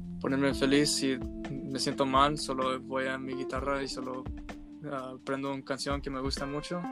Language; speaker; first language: Spanish; early bilingual, heritage; Spanish